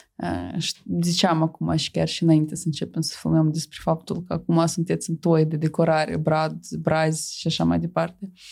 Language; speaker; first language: Romanian; non-native, local second language; Russian